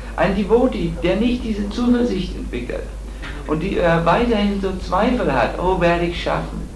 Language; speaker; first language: German; native; German